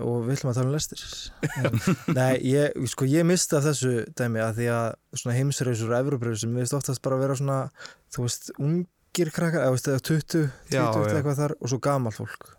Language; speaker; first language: Icelandic; early bilingual, heritage; Icelandic